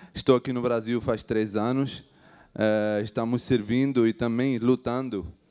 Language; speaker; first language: Portuguese; non-native, fluent; Urdu